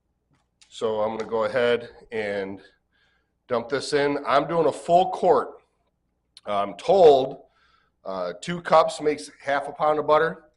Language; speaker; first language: English; native; English